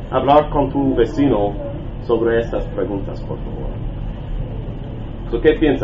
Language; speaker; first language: Spanish; non-native, learner; English